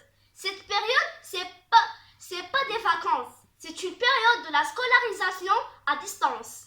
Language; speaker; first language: French; non-native, learner; Arabic